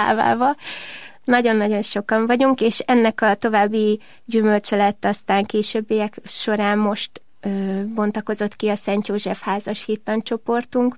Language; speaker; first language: Hungarian; native; Hungarian